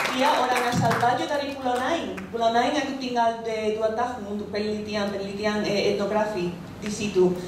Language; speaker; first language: Indonesian; non-native, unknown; Spanish